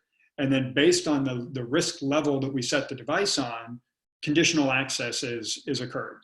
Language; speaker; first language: English; native; English